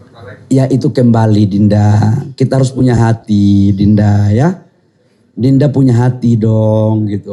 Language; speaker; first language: Indonesian; native; Indonesian